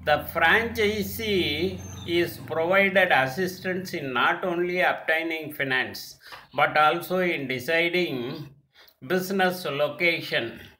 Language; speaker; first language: English; non-native, local second language; Tamil